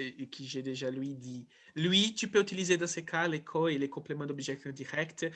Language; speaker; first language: French; non-native, fluent; Portuguese